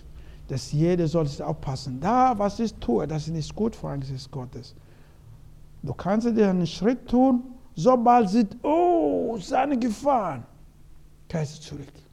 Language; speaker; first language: German; non-native, learner; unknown